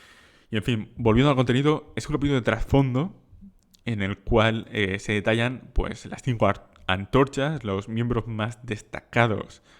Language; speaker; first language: Spanish; native; Spanish